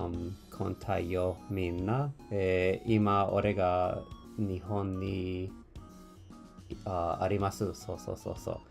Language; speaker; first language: Japanese; non-native, learner; English